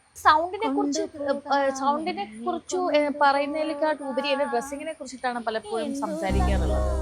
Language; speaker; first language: Malayalam; native; Malayalam